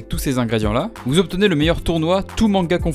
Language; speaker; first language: French; native; French